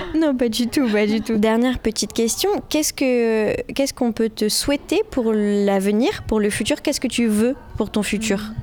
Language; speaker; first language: French; native; French